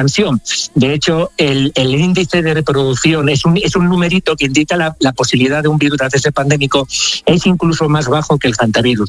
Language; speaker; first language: Spanish; native; Spanish